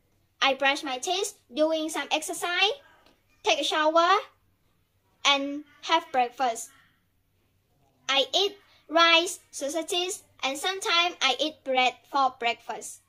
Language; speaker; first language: English; non-native, learner; Khmer